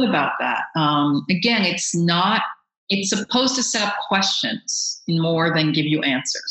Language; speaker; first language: English; native; English